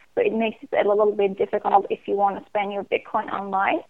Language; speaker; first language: English; non-native, fluent; Persian